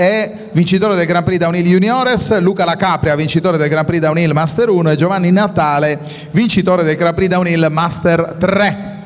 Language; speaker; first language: Italian; native; Italian